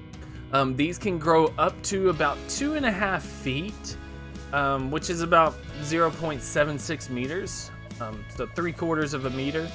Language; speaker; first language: English; native; English